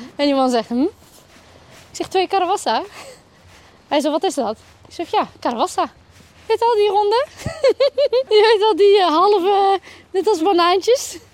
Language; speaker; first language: Dutch; early bilingual, other home language; Arabic